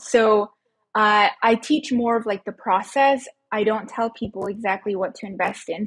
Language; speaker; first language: English; early bilingual, other home language; Spanish